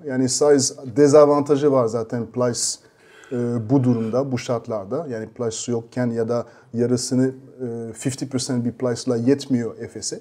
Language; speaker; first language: Turkish; non-native, fluent; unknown